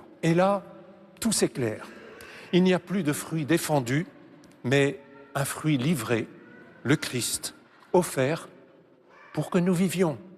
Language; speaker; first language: French; native; French